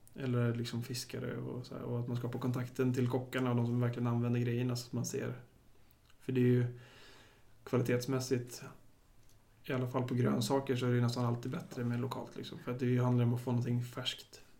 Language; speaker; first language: Swedish; native; Swedish